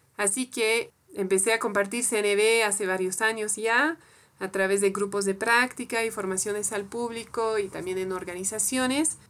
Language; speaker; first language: Spanish; non-native, fluent; French